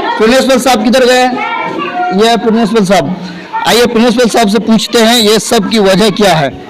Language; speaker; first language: Hindi; non-native, local second language; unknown